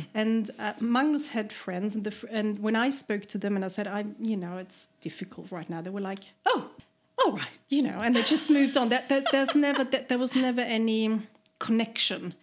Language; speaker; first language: English; non-native, fluent; German